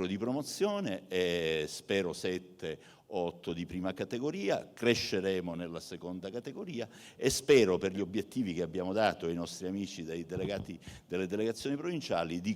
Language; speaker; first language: Italian; native; Italian